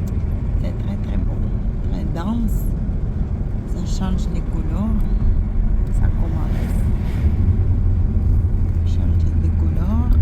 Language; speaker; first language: French; non-native, fluent; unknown